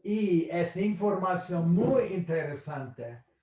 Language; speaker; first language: Spanish; non-native, fluent; English